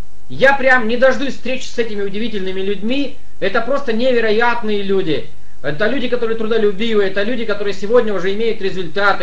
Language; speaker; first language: Russian; native; Russian